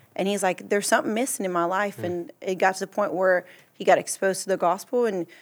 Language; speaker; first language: English; early bilingual, other home language; Portuguese